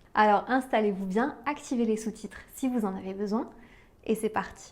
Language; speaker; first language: French; native; French